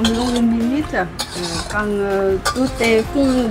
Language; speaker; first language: French; non-native, fluent; Vietnamese